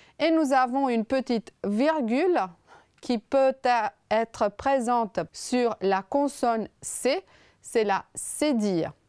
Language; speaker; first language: French; non-native, fluent; Romanian